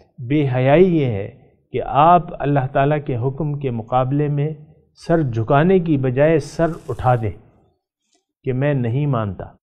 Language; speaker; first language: Urdu; non-native, local second language; Pashto